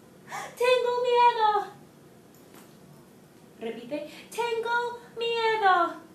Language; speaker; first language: Spanish; non-native, fluent; English